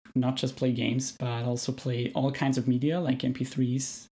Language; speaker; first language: English; non-native, fluent; German